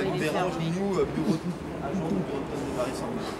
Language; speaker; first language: French; native; French